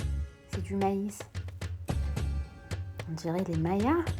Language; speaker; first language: French; non-native, local second language; Arabic